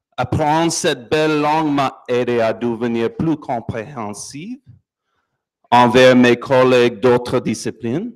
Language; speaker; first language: French; non-native, learner; English